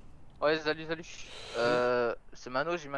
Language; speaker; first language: French; native; French